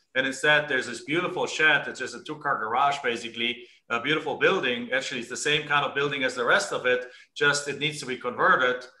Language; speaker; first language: English; non-native, fluent; German